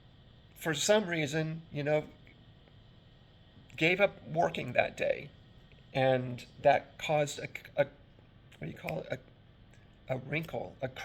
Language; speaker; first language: English; native; English